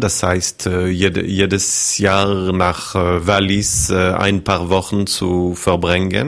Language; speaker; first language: German; non-native, fluent; French